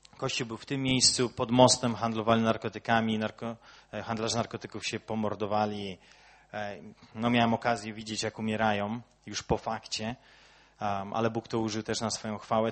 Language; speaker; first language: Polish; early bilingual, heritage; Polish